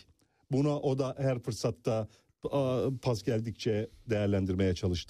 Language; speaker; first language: Turkish; native; Turkish